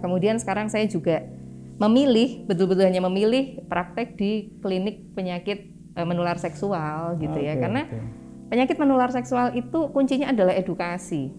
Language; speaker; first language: Indonesian; native; Indonesian